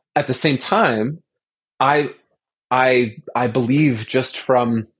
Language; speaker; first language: English; native; English